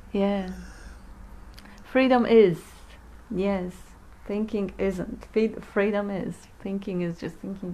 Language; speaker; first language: English; non-native, fluent; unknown